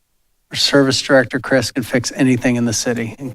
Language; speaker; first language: English; native; English